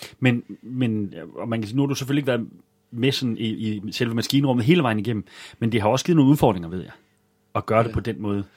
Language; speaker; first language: Danish; native; Danish